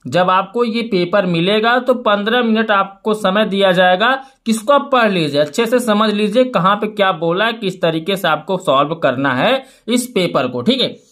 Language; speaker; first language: Hindi; native; Hindi